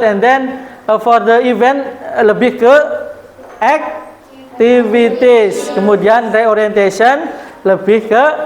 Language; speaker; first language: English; non-native, learner; Indonesian